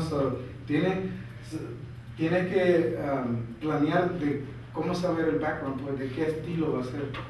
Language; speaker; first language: Spanish; early bilingual, heritage; Spanish